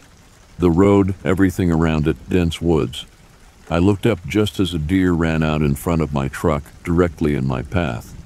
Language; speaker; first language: English; native; English